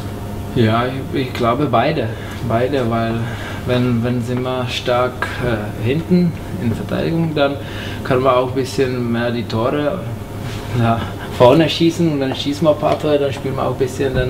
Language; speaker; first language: German; non-native, fluent; Czech